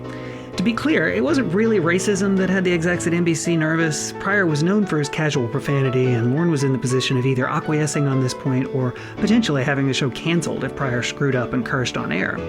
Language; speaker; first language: English; native; English